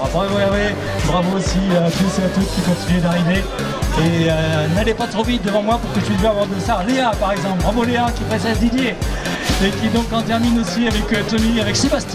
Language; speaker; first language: French; native; French